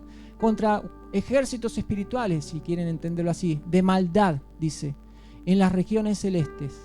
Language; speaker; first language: Spanish; native; Spanish